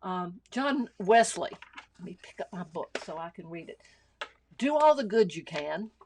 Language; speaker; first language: English; native; English